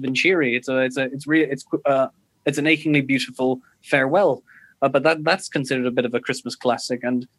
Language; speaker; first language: English; native; English